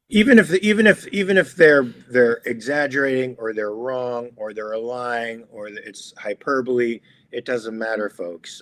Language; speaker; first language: English; native; English